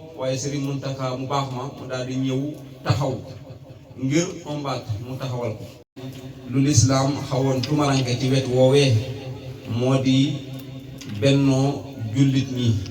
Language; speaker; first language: Wolof; non-native, local second language; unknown